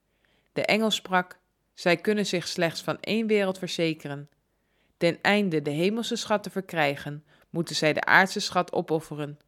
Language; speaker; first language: Dutch; native; Dutch